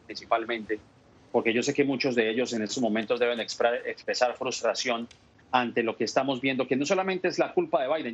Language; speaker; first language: Spanish; native; Spanish